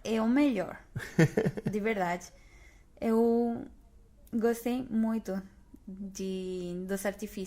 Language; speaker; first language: Portuguese; non-native, fluent; Spanish